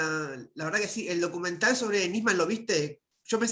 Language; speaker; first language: Spanish; native; Spanish